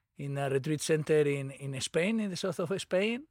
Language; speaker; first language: English; non-native, learner; Spanish